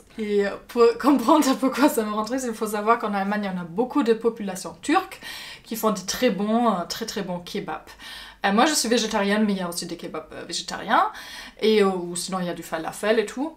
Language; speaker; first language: French; non-native, fluent; German